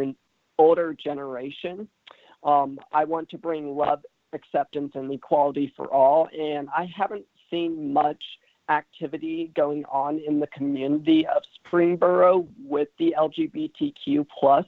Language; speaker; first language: English; native; English